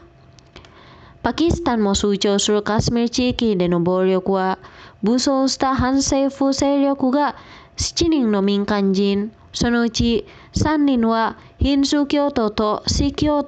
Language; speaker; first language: Japanese; non-native, fluent; Indonesian